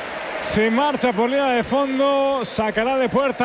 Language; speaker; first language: Spanish; native; Spanish